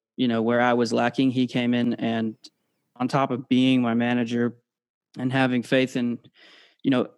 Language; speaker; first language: English; native; English